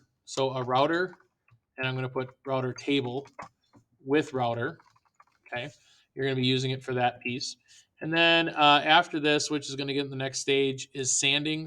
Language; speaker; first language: English; native; English